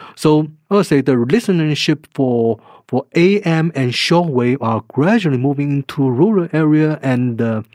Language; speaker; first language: English; non-native, fluent; Chinese